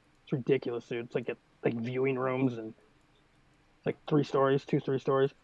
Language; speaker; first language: English; native; English